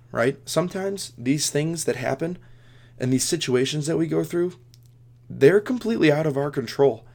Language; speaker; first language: English; native; English